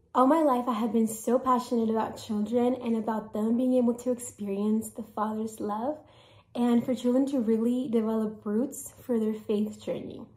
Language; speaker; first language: English; non-native, fluent; Spanish